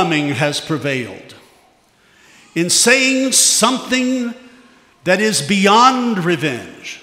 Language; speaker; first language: English; native; English